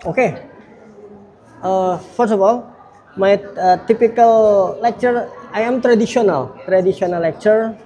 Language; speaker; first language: English; non-native, learner; Indonesian